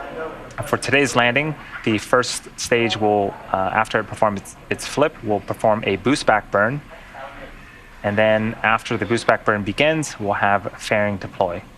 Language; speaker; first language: English; native; English